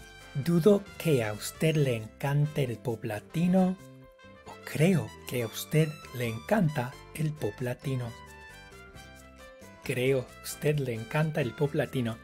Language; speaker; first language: Spanish; non-native, fluent; English